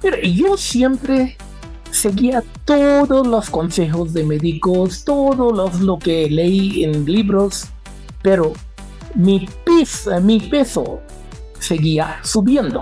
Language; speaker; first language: Spanish; non-native, fluent; Hindi